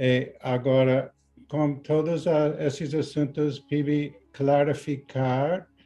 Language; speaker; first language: Portuguese; non-native, learner; English